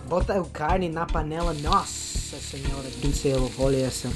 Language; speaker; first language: Portuguese; native; Portuguese